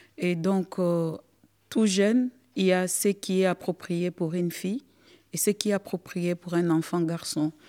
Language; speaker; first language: French; non-native, local second language; Swahili